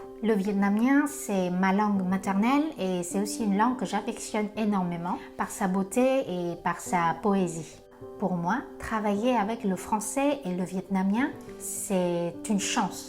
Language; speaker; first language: French; non-native, fluent; Vietnamese